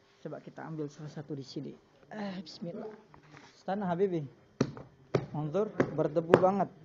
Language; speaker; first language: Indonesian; native; Indonesian